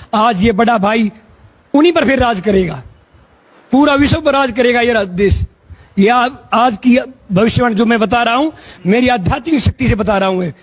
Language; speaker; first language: Hindi; native; Hindi